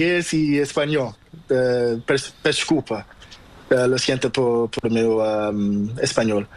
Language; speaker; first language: Spanish; non-native, learner; Portuguese